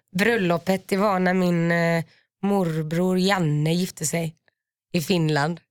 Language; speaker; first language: Swedish; native; Swedish